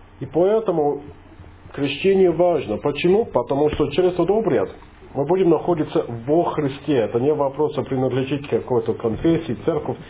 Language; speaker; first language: Russian; non-native, fluent; English